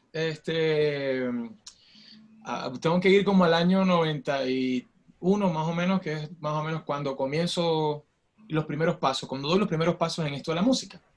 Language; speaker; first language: Spanish; native; Spanish